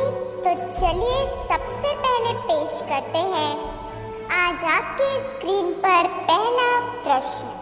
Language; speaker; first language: Hindi; native; Hindi